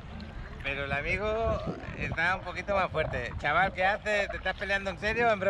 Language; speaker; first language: Spanish; native; Spanish